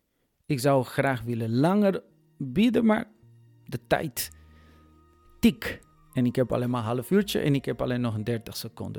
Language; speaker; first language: Dutch; non-native, fluent; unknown